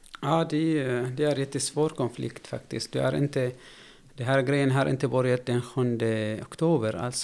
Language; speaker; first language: Swedish; non-native, fluent; Arabic